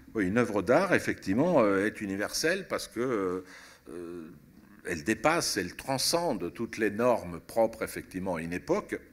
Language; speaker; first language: French; early bilingual, other home language; Italian